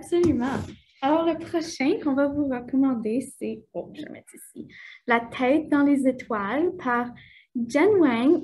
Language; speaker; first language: French; native; French